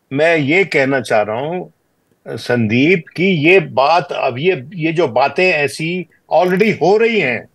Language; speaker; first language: Hindi; native; Hindi